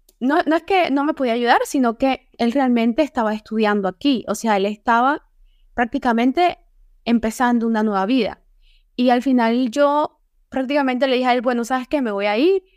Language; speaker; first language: Spanish; native; Spanish